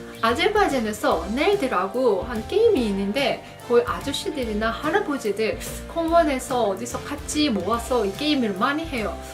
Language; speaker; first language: Korean; non-native, fluent; Azerbaijani